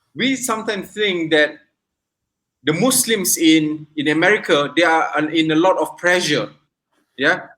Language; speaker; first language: English; non-native, local second language; Malay